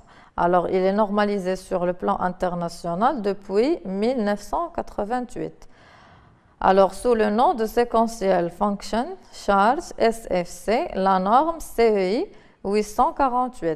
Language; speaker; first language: French; non-native, local second language; Arabic